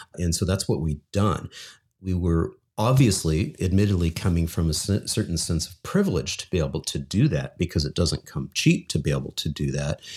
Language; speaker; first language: English; native; English